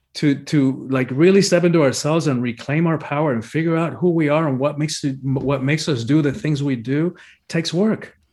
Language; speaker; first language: English; early bilingual, other home language; Spanish